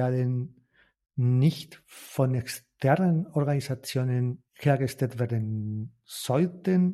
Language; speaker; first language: German; non-native, fluent; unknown